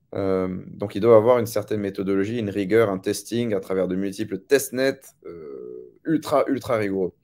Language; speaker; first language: French; native; French